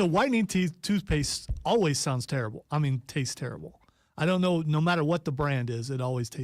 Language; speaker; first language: English; native; English